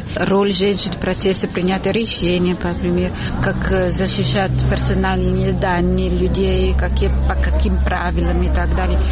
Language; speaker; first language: Russian; non-native, fluent; Italian